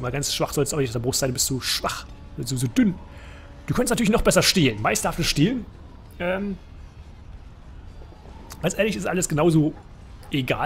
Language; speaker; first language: German; native; German